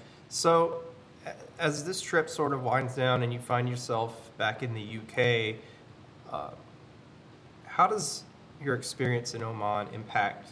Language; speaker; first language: English; native; English